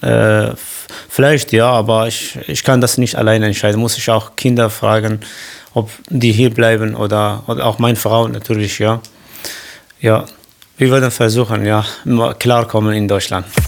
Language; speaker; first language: German; non-native, learner; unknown